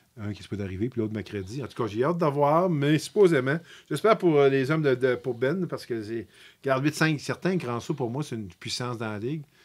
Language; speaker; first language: French; native; French